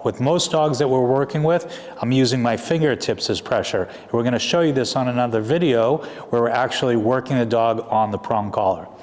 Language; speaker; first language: English; native; English